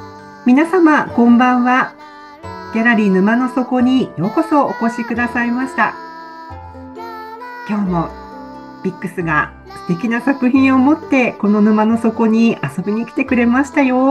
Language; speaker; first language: Japanese; native; Japanese